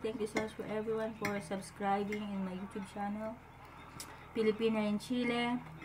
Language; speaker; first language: English; non-native, local second language; Filipino